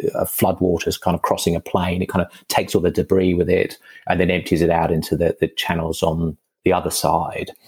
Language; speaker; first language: English; native; English